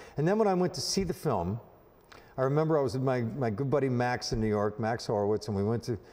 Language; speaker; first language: English; native; English